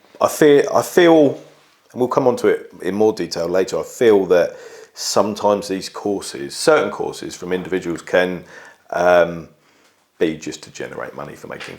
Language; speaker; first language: English; native; English